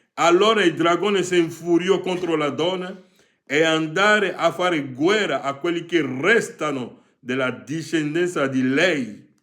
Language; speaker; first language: Italian; non-native, fluent; French